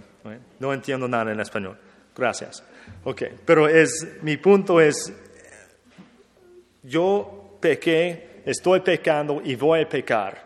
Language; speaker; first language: Spanish; non-native, fluent; English